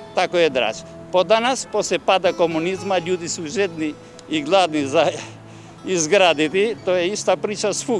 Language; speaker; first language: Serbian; non-native, learner; Albanian